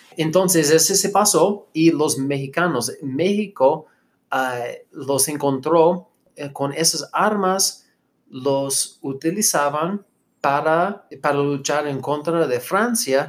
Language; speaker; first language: Spanish; non-native, fluent; English